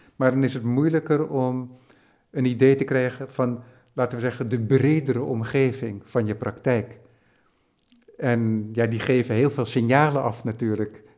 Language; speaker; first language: Dutch; native; Dutch